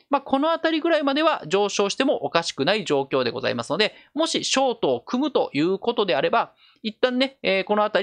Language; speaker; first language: Japanese; native; Japanese